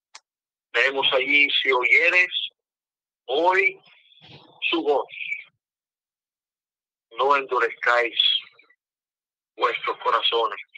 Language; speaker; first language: Spanish; non-native, fluent; English